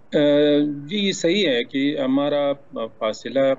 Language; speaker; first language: Hindi; non-native, learner; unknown